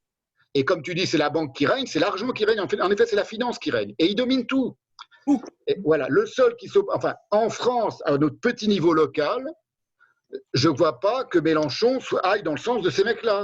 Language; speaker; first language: French; native; French